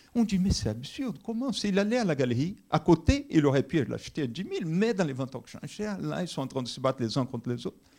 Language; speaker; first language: French; non-native, fluent; Portuguese